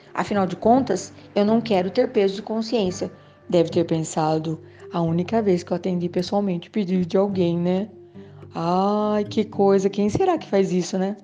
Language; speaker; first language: Portuguese; native; Portuguese